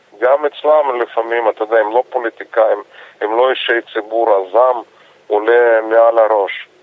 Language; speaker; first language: Hebrew; non-native, fluent; Russian